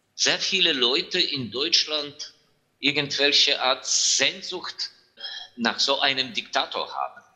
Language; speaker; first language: German; non-native, fluent; Ukrainian